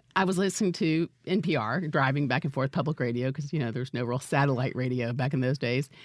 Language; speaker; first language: English; native; English